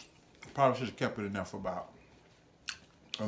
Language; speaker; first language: English; native; English